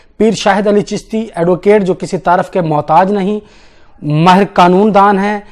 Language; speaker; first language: Urdu; non-native, local second language; Punjabi